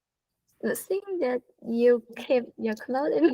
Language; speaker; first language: English; non-native, learner; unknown